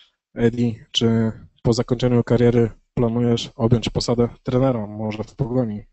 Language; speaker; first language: Polish; native; Polish